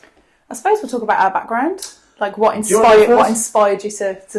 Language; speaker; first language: English; native; English